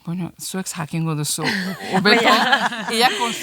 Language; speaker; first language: Basque; non-native, fluent; Azerbaijani